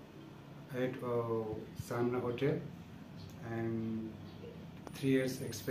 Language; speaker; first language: English; non-native, learner; Nepali